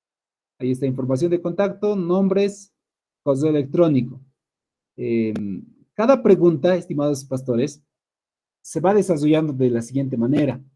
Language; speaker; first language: Spanish; native; Spanish